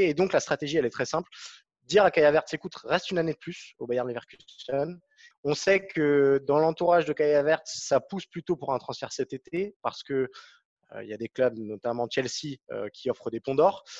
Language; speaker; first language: French; native; French